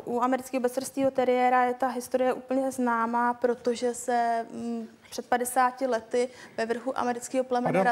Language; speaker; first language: Czech; native; Czech